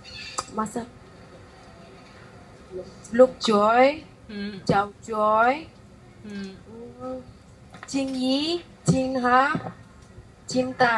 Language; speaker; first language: Cantonese; non-native, learner; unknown